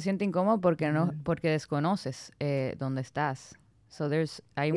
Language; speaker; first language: Spanish; native; Spanish